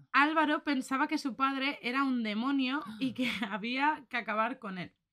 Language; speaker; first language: Spanish; native; Spanish